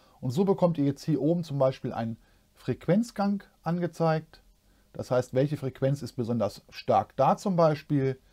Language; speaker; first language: German; native; German